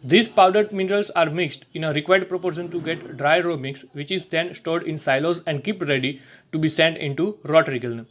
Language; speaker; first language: English; non-native, local second language; Gujarati